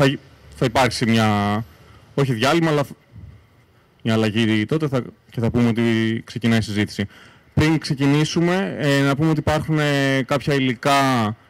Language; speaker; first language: Greek; native; Greek